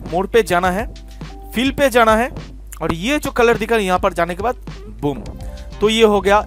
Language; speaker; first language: Hindi; non-native, local second language; Bangla